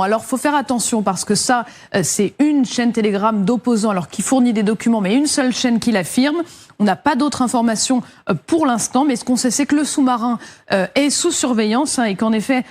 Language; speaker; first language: French; native; French